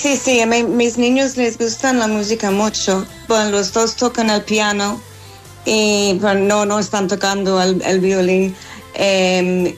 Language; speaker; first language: Spanish; non-native, fluent; English